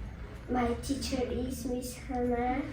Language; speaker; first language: English; non-native, learner; Tajik